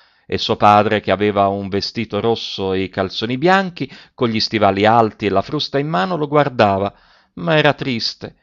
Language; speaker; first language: Italian; native; Italian